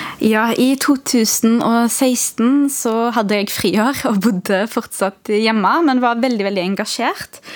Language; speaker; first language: Norwegian; early bilingual, other home language; Arabic